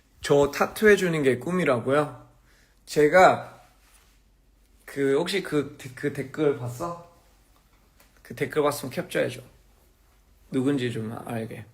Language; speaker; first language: Korean; early bilingual, heritage; English